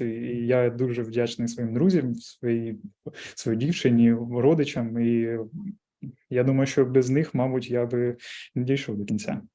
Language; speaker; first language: Ukrainian; non-native, local second language; Russian